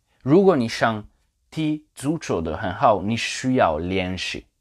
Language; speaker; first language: Chinese; non-native, learner; Polish